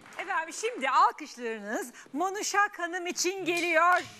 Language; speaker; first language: Turkish; native; Turkish